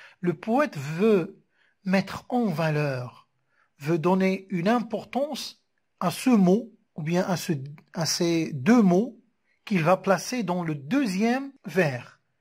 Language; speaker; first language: French; non-native, local second language; Arabic